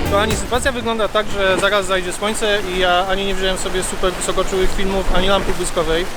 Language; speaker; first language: Polish; native; Polish